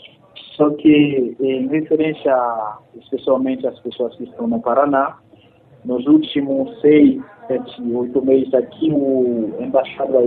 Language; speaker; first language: Portuguese; non-native, fluent; Haitian Creole